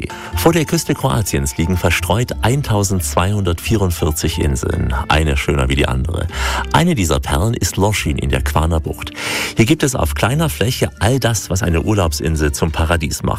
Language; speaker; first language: German; native; German